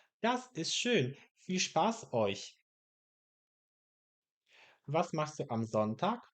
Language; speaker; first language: German; non-native, fluent; Polish